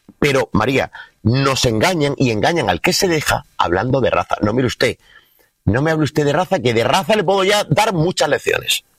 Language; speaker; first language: Spanish; native; Spanish